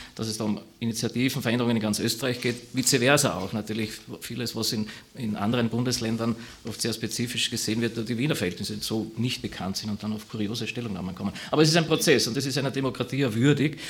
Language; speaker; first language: German; native; German